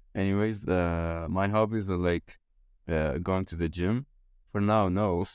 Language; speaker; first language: English; non-native, fluent; Arabic